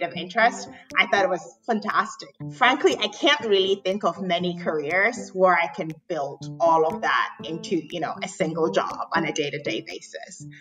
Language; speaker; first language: English; non-native, local second language; Akan